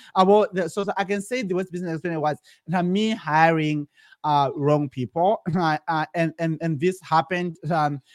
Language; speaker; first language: English; non-native, local second language; Shona